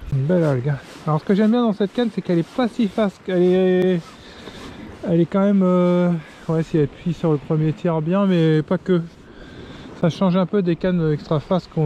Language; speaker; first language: French; native; French